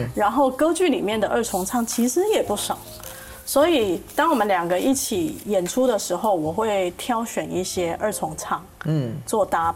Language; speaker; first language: Chinese; native; Chinese